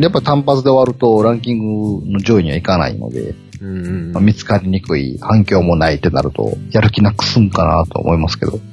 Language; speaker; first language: Japanese; native; Japanese